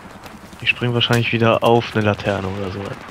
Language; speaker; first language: German; native; German